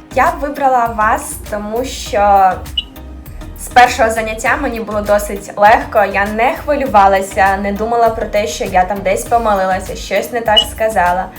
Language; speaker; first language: Ukrainian; native; Ukrainian